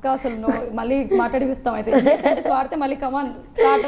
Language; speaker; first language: Telugu; native; Telugu